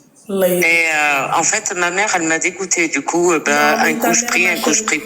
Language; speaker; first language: French; native; French